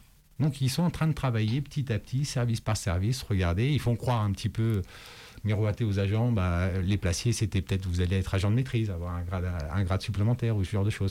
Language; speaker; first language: French; native; French